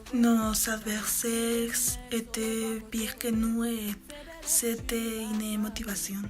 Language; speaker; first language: French; non-native, learner; Spanish